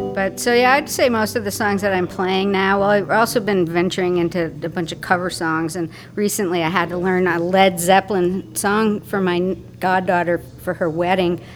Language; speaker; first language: English; native; English